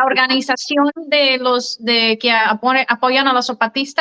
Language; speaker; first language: Spanish; early bilingual, heritage; Spanish